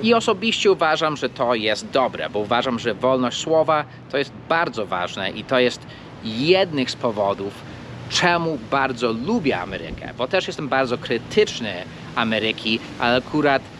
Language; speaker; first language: Polish; non-native, fluent; English